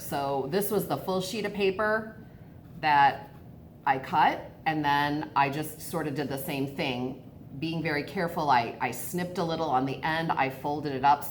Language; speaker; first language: English; native; English